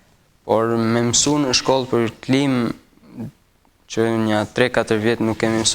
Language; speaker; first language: Albanian; early bilingual, heritage; Albanian